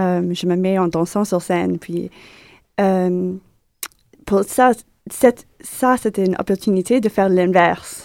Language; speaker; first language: French; non-native, learner; English